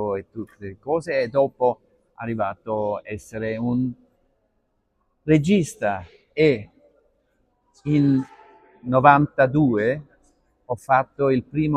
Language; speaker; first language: Italian; non-native, learner; Arabic